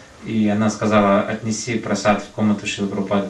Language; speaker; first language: Russian; native; Russian